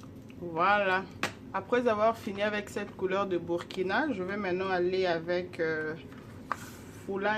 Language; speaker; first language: French; non-native, local second language; Lingala